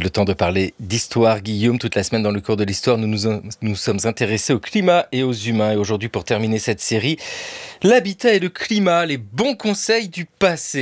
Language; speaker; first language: French; native; French